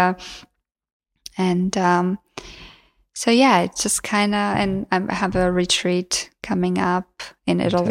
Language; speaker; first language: English; non-native, fluent; Georgian